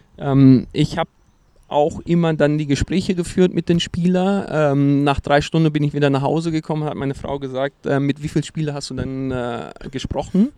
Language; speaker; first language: German; non-native, fluent; Portuguese